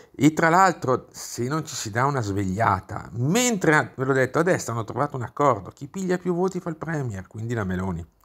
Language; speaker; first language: Italian; native; Italian